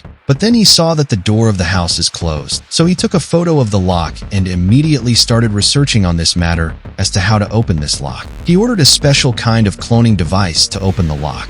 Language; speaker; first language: English; non-native, local second language; Hindi